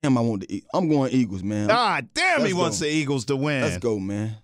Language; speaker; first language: English; native; English